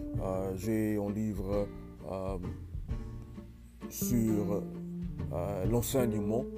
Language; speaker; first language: French; non-native, learner; English